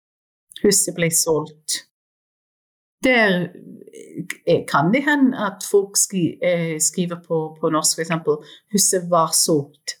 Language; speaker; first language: Norwegian; non-native, fluent; English